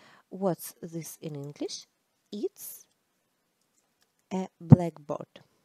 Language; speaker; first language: English; non-native, fluent; Russian